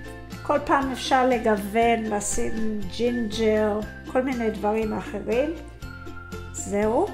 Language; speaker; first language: Hebrew; non-native, fluent; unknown